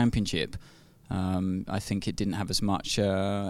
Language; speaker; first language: English; native; English